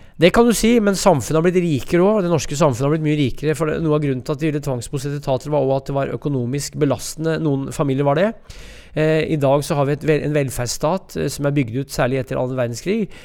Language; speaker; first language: Norwegian; native; Norwegian